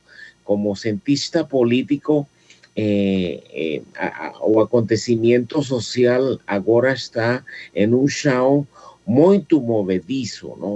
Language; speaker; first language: Portuguese; non-native, fluent; Spanish